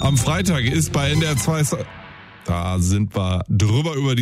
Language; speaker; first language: German; native; German